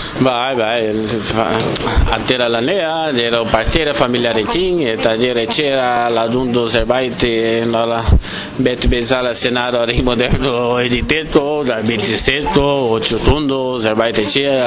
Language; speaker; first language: Basque; non-native, learner; Portuguese